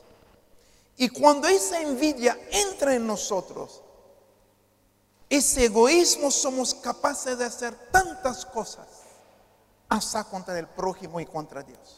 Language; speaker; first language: Spanish; non-native, fluent; Haitian Creole